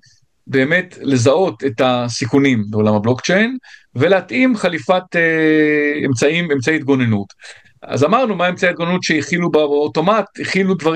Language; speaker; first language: Hebrew; native; Hebrew